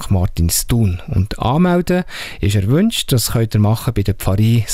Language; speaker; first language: German; native; German